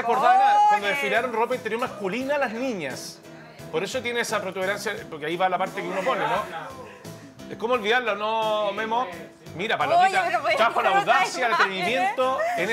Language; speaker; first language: Spanish; native; Spanish